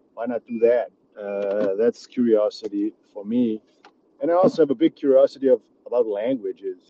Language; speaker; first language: English; early bilingual, other home language; Czech